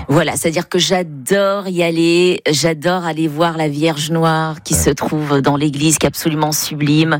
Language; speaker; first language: French; native; French